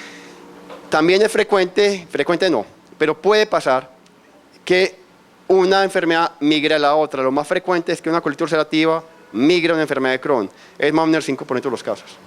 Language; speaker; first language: Spanish; native; Spanish